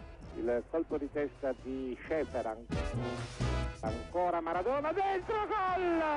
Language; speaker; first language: Italian; native; Italian